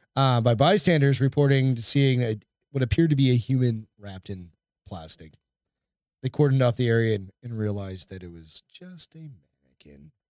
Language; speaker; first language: English; native; English